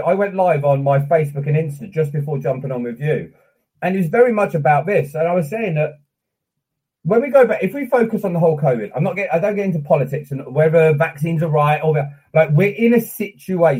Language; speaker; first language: English; native; English